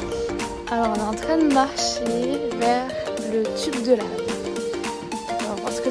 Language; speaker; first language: French; native; French